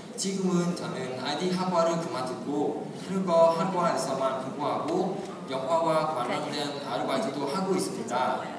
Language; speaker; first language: Korean; non-native, learner; Khmer